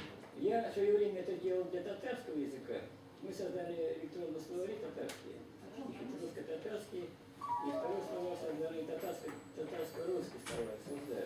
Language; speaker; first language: Russian; native; Russian